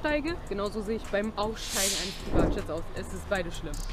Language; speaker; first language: German; native; German